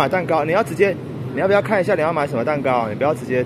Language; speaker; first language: Chinese; native; Chinese